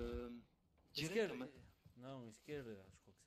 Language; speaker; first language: Portuguese; early bilingual, heritage; French